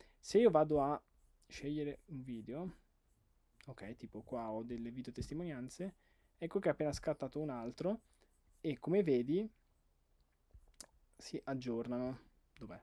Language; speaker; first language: Italian; native; Italian